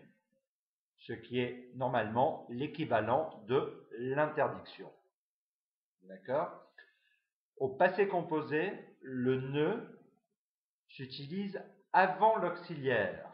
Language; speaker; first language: French; native; French